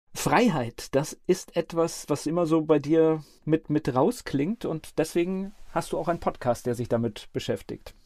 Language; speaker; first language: German; native; German